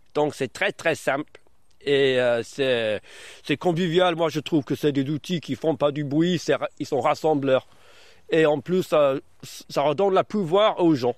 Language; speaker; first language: French; non-native, fluent; English